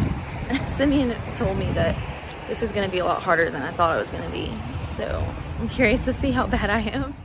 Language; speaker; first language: English; native; English